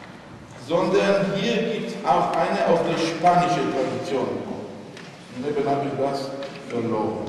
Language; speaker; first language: German; non-native, fluent; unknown